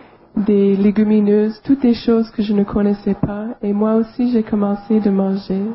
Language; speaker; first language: French; non-native, local second language; English